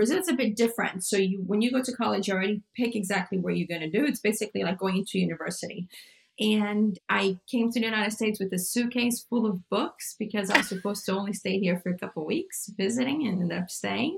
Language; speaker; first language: English; non-native, fluent; Portuguese